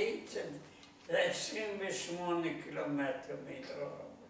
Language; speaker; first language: Hebrew; non-native, learner; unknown